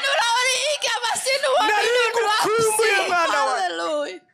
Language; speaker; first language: Finnish; non-native, fluent; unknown